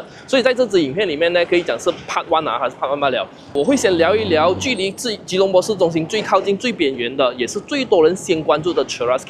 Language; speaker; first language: Chinese; native; Chinese